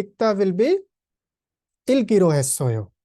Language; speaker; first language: Korean; non-native, fluent; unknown